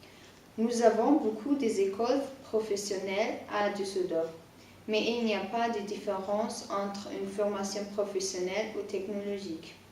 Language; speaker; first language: French; non-native, learner; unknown